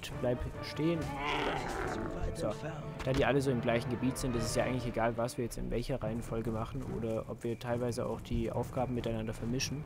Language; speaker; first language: German; native; German